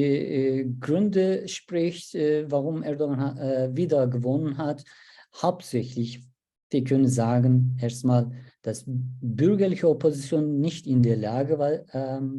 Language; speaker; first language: German; non-native, learner; Turkish